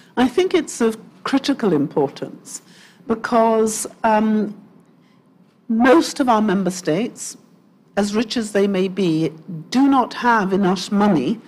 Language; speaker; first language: English; native; English